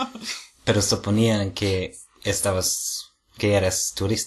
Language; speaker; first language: Spanish; non-native, fluent; English